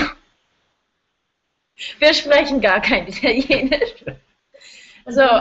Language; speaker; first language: German; non-native, fluent; English